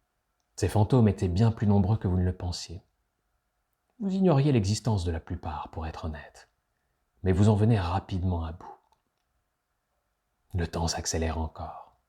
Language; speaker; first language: French; native; French